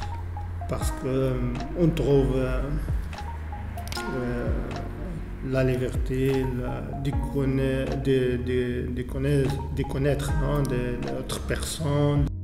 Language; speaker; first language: French; non-native, fluent; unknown